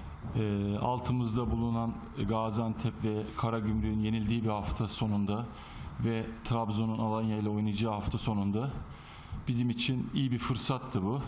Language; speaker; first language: Turkish; native; Turkish